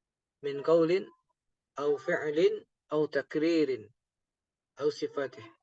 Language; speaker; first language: Arabic; non-native, fluent; Indonesian